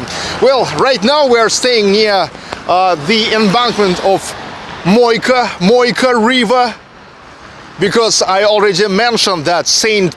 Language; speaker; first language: English; non-native, fluent; Russian